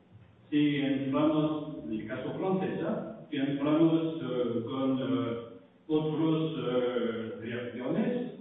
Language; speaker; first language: Spanish; non-native, fluent; French